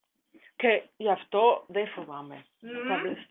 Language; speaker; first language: Greek; non-native, learner; German